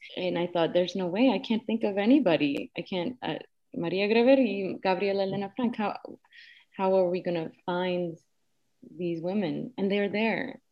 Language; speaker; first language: Spanish; early bilingual, heritage; Spanish